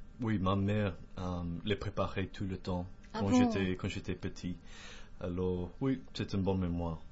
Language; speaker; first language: French; non-native, fluent; English